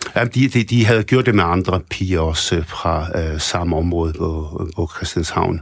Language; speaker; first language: Danish; early bilingual, other home language; Arabic